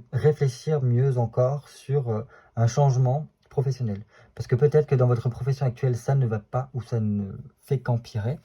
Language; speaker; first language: French; native; French